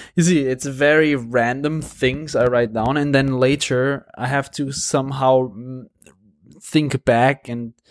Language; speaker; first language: English; non-native, fluent; Portuguese